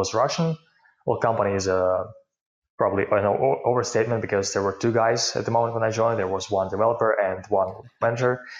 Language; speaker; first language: English; non-native, fluent; Ukrainian